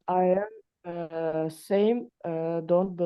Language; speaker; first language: English; non-native, learner; Russian